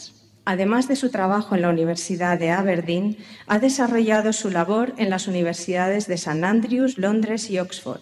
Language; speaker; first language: Spanish; native; Spanish